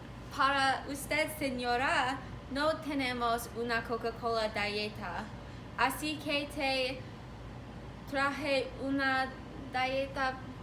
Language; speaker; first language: Spanish; non-native, learner; English